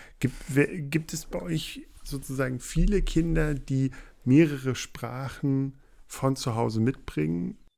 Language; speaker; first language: German; native; German